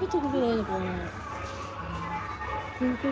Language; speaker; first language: Japanese; early bilingual, other home language; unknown